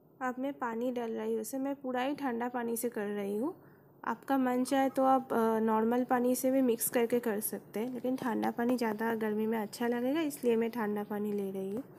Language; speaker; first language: Hindi; non-native, local second language; Bangla